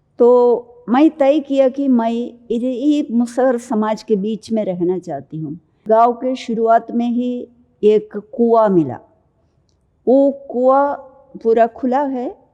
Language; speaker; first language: Hindi; non-native, local second language; Malayalam